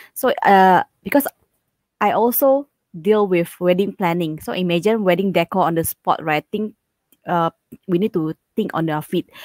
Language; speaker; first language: English; non-native, fluent; Indonesian